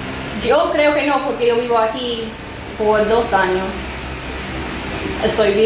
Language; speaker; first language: Spanish; non-native, learner; English